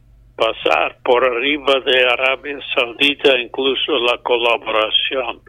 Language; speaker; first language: Spanish; non-native, fluent; English